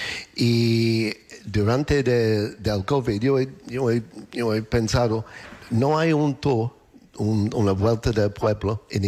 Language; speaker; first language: Spanish; non-native, learner; English